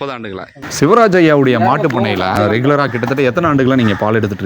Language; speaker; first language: Tamil; native; Tamil